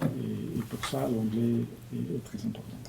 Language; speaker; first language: French; non-native, fluent; Spanish